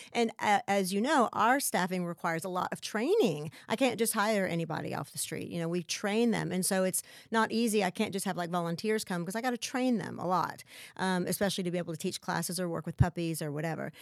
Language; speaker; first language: English; native; English